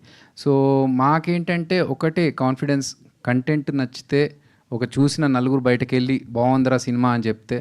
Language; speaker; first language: Telugu; native; Telugu